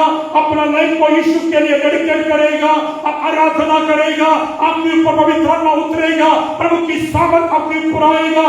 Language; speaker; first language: Hindi; non-native, local second language; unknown